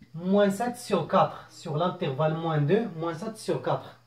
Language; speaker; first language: French; non-native, local second language; Arabic